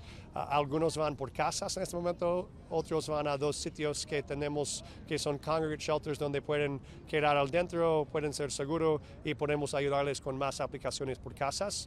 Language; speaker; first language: Spanish; non-native, fluent; English